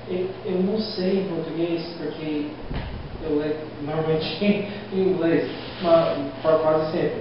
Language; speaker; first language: Portuguese; non-native, learner; English